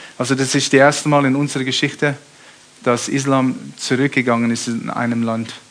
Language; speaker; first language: German; early bilingual, heritage; German